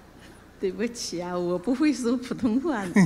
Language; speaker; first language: Chinese; non-native, local second language; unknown